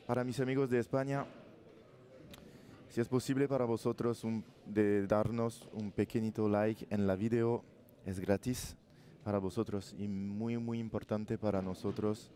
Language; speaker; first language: Spanish; non-native, learner; French